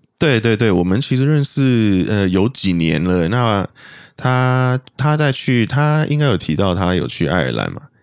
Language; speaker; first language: Chinese; native; Chinese